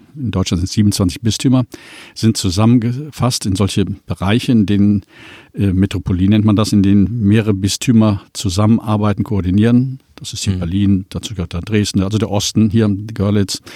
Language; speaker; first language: German; native; German